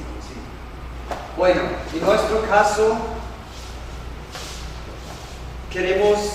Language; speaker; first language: Spanish; non-native, fluent; German